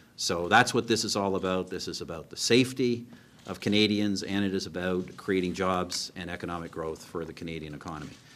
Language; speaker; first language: English; native; English